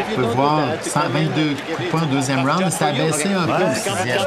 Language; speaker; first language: French; native; French